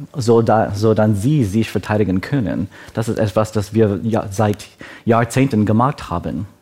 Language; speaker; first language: German; non-native, learner; Wu Chinese